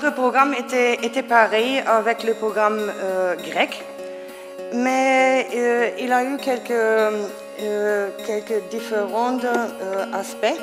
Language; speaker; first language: French; non-native, learner; Turkish